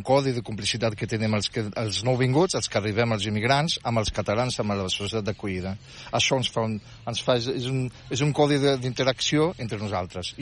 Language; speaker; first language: Catalan; non-native, fluent; Berber languages